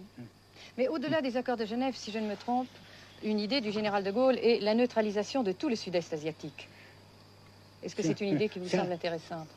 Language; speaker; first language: French; native; French